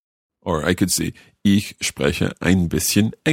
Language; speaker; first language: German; non-native, learner; English